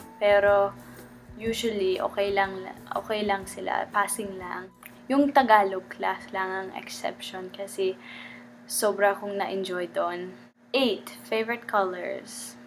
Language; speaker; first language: Filipino; early bilingual, heritage; Filipino